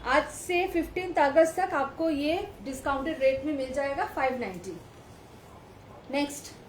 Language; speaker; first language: Hindi; non-native, local second language; Bangla